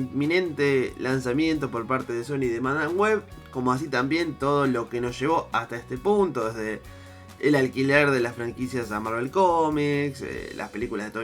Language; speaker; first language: Spanish; native; Spanish